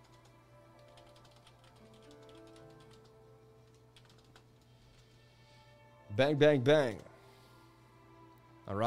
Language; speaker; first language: English; native; English